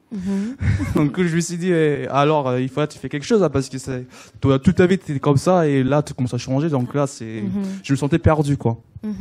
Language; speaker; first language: French; non-native, learner; English